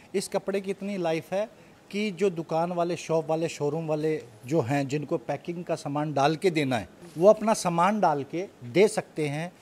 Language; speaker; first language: Hindi; native; Hindi